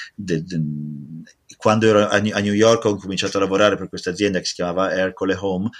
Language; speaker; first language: Italian; native; Italian